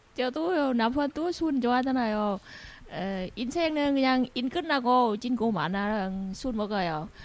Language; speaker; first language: Korean; non-native, learner; Vietnamese